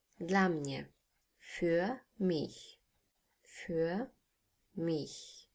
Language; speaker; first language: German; non-native, fluent; Polish